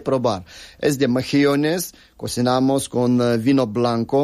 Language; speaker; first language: Spanish; non-native, learner; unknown